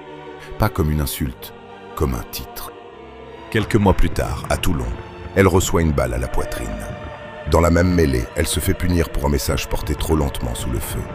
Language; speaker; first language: French; native; French